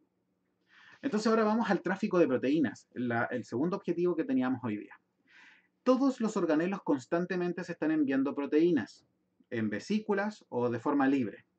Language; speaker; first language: Spanish; native; Spanish